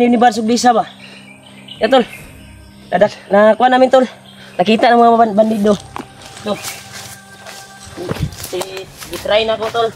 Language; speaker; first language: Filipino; non-native, local second language; Cebuano